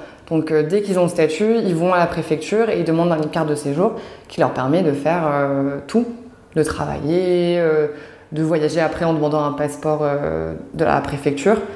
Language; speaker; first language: French; native; French